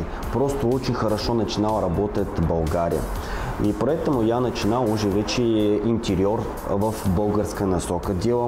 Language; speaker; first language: Russian; non-native, learner; Bulgarian